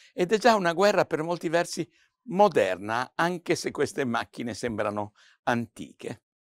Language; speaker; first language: Italian; native; Italian